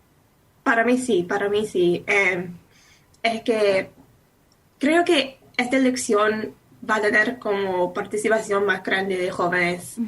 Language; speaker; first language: Spanish; non-native, fluent; English